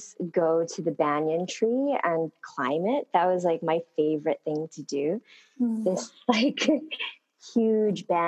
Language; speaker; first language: English; early bilingual, other home language; Korean